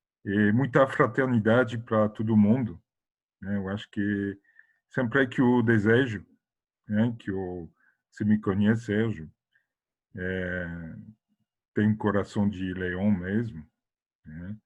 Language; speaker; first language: Portuguese; non-native, fluent; French